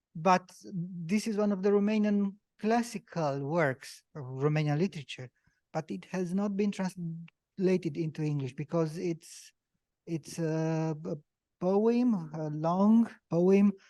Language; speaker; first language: English; non-native, fluent; Romanian